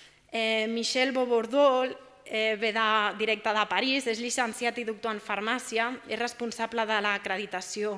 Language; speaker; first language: Catalan; native; Catalan